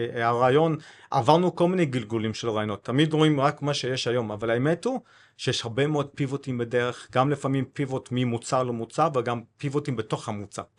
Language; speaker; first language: Hebrew; non-native, fluent; English